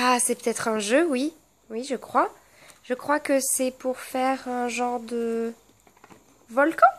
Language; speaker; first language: French; native; French